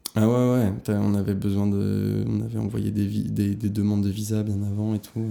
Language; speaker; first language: French; native; French